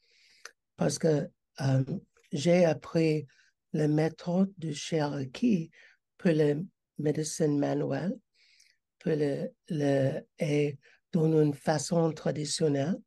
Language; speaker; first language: French; non-native, learner; English